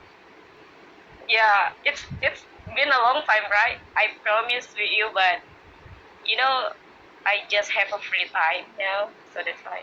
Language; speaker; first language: English; non-native, learner; Indonesian